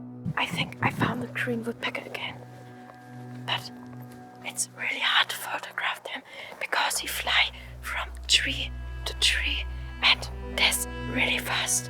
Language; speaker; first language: English; non-native, learner; German